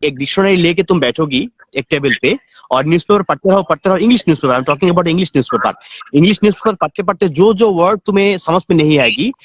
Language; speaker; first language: Hindi; non-native, learner; Bangla